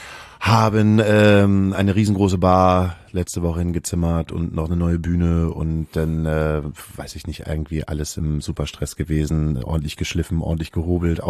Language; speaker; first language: German; native; German